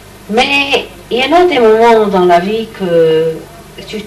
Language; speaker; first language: French; non-native, learner; Hebrew